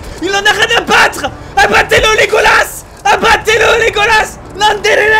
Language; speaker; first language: French; native; French